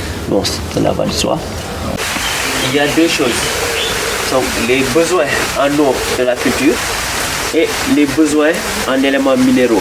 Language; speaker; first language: French; non-native, local second language; Wolof